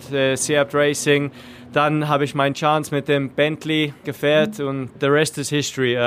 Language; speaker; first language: German; non-native, learner; English